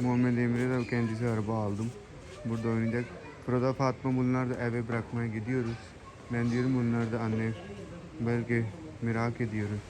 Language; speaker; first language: Turkish; non-native, learner; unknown